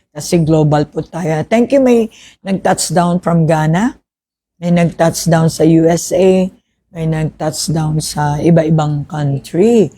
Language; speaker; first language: Filipino; non-native, local second language; Hiligaynon